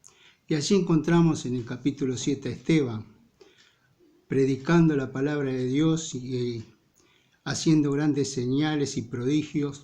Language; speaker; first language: Spanish; native; Spanish